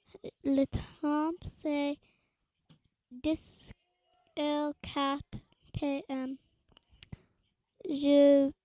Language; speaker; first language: French; non-native, learner; English